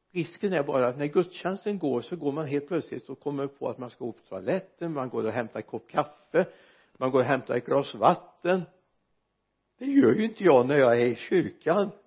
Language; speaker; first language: Swedish; native; Swedish